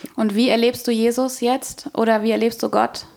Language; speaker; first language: German; native; German